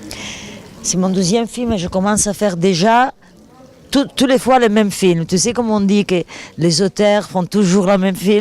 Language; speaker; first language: French; non-native, fluent; Italian